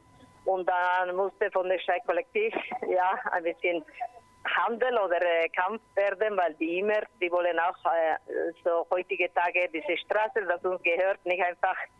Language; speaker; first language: German; non-native, learner; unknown